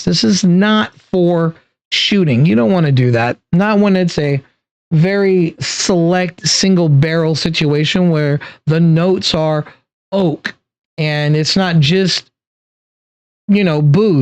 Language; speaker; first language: English; native; English